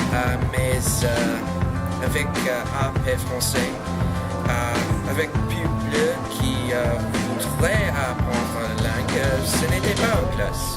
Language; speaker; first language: French; non-native, learner; English